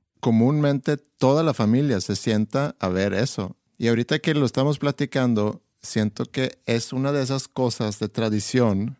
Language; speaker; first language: Spanish; non-native, fluent; Swedish